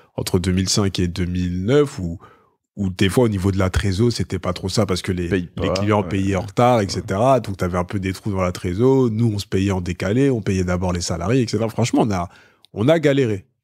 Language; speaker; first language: French; native; French